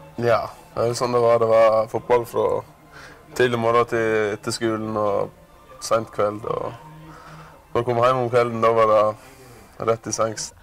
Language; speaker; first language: Norwegian; native; Norwegian